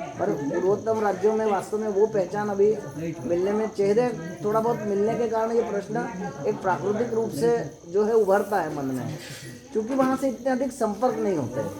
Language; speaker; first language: Hindi; non-native, local second language; Marathi